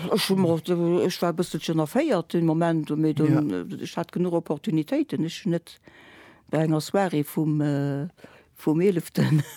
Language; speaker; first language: Luxembourgish; early bilingual, other home language; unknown